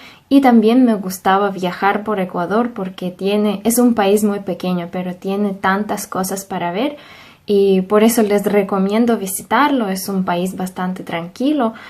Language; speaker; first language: Spanish; non-native, fluent; Russian